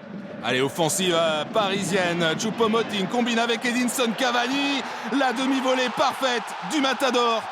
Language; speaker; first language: French; native; French